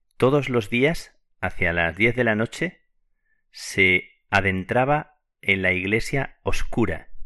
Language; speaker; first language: Spanish; native; Spanish